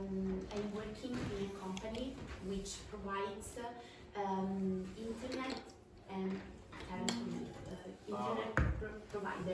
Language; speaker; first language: English; non-native, learner; Italian